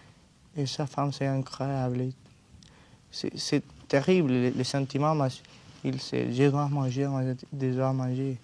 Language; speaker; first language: French; non-native, learner; Spanish